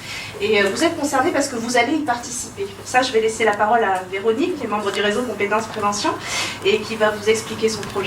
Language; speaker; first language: French; native; French